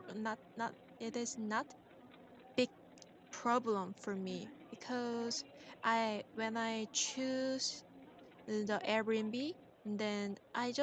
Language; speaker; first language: English; non-native, learner; Korean